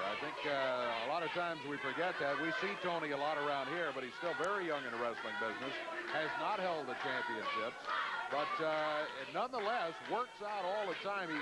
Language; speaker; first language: English; native; English